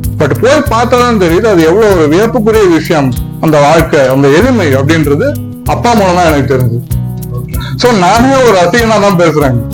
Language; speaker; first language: Tamil; native; Tamil